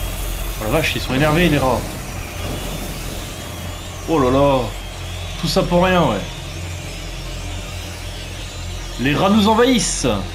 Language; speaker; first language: French; native; French